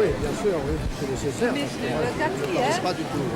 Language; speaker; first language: French; native; French